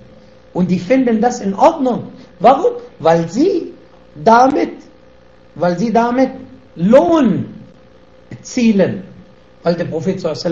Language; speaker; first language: German; non-native, fluent; Arabic